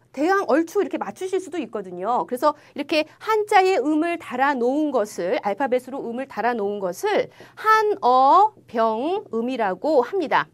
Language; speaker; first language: Korean; native; Korean